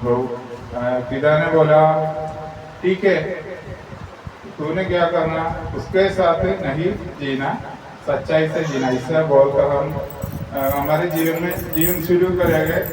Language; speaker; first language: Hindi; non-native, local second language; Malayalam